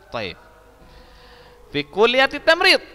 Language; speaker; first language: Arabic; non-native, fluent; Indonesian